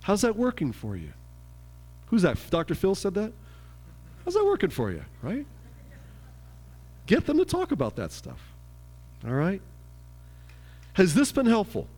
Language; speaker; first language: English; native; English